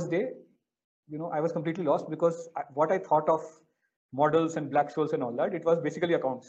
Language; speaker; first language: English; non-native, local second language; Hindi